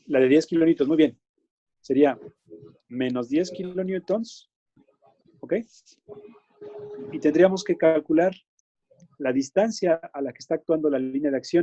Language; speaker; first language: Spanish; native; Spanish